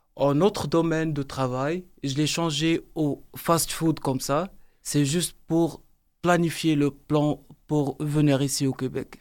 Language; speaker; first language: French; non-native, learner; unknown